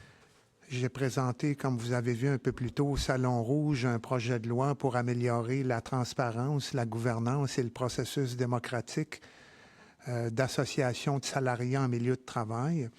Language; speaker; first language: French; native; French